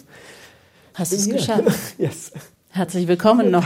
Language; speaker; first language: German; native; German